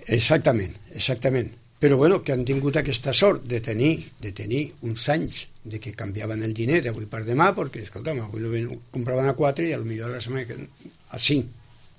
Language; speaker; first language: Catalan; non-native, local second language; Spanish